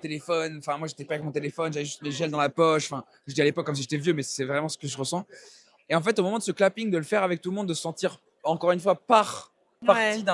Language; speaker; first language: French; native; French